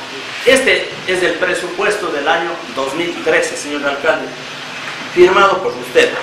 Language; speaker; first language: Spanish; native; Spanish